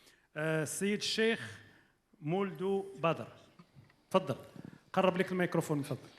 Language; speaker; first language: Arabic; native; Arabic